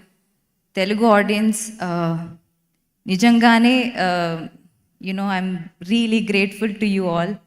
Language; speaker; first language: Telugu; non-native, fluent; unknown